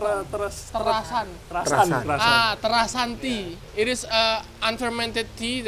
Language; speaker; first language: English; non-native, fluent; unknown